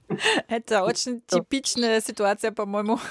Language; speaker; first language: Russian; non-native, learner; German